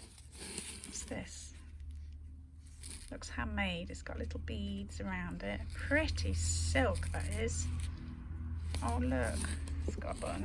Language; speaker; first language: English; native; English